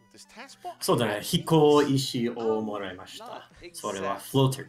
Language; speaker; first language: Japanese; non-native, learner; English